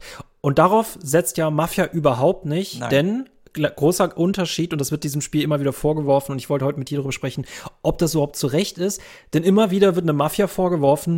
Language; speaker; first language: German; native; German